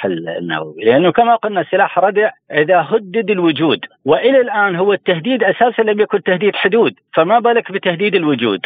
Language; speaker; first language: Arabic; native; Arabic